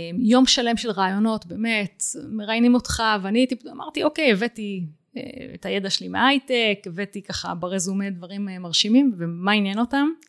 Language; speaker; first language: Hebrew; native; Hebrew